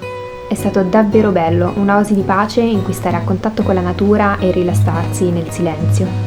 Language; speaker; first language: Italian; native; Italian